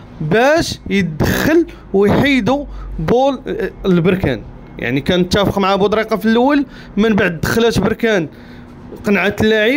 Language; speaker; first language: Arabic; native; Arabic